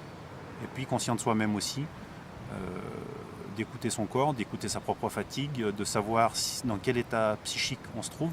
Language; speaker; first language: French; native; French